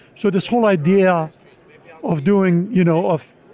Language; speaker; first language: English; non-native, fluent; Dutch